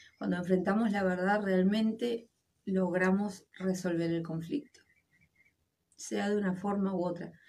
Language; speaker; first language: Spanish; native; Spanish